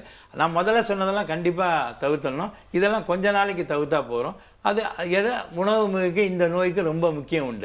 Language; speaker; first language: Tamil; native; Tamil